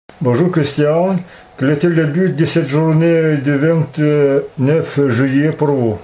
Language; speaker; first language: French; non-native, fluent; Russian